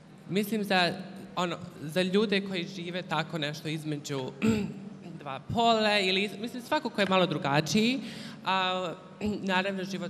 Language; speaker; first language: Serbian; early bilingual, heritage; Serbian